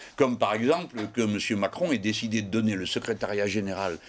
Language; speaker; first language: French; native; French